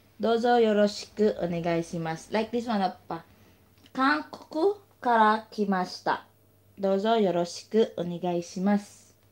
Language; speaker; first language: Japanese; non-native, learner; Filipino